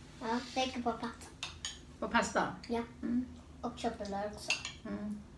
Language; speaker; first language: Swedish; early bilingual, other home language; Thai